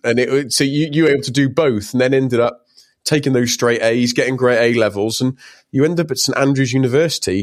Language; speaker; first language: English; native; English